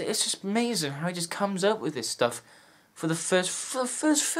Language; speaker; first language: English; native; English